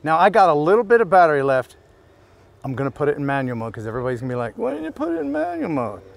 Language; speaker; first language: English; native; English